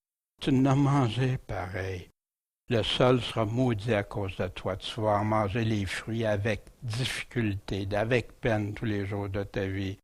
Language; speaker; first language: French; native; French